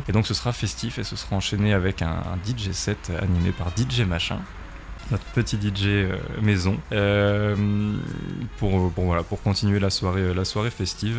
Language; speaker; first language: French; native; French